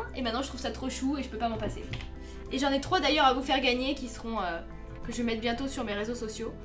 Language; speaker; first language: French; native; French